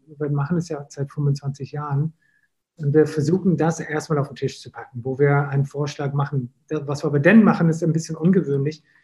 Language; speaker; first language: German; non-native, fluent; English